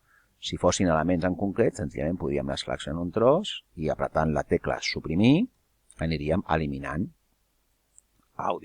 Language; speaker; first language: Catalan; native; Catalan